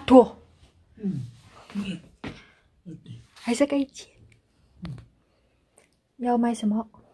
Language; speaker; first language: Chinese; non-native, learner; Indonesian